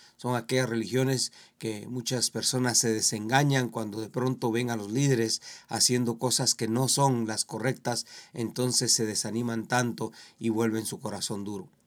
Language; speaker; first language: Spanish; native; Spanish